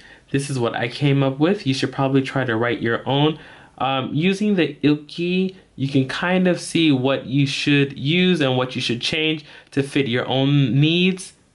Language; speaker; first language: English; native; English